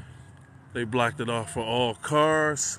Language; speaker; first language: English; native; English